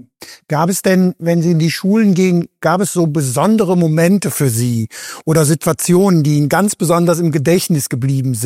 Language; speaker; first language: German; native; German